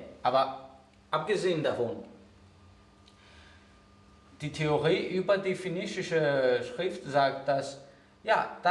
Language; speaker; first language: German; non-native, fluent; Greek